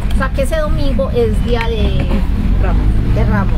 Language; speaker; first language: Spanish; native; Spanish